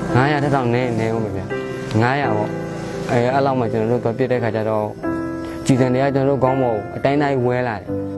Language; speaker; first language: Burmese; non-native, local second language; S'gaw Karen